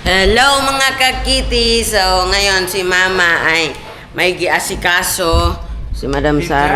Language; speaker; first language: Filipino; non-native, local second language; Cebuano